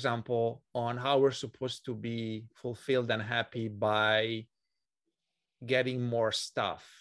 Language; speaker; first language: English; non-native, fluent; Italian